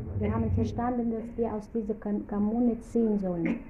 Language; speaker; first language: German; non-native, fluent; Russian